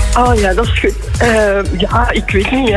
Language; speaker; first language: Dutch; non-native, fluent; German